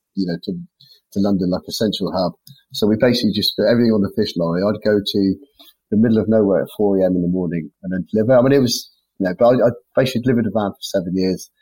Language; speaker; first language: English; native; English